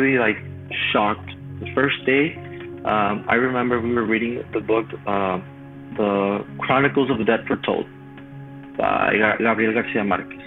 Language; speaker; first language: English; non-native, fluent; Spanish